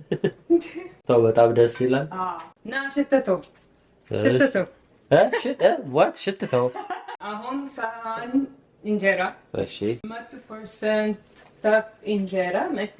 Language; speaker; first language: Amharic; non-native, learner; Arabic